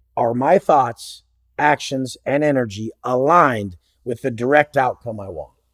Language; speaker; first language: English; native; English